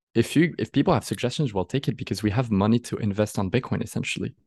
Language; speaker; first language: English; non-native, fluent; French